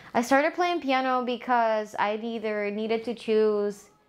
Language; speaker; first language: English; early bilingual, other home language; Spanish